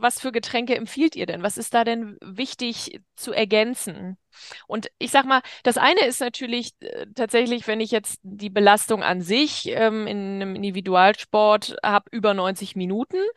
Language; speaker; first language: German; native; German